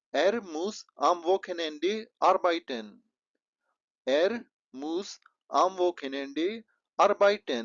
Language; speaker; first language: German; non-native, fluent; Hindi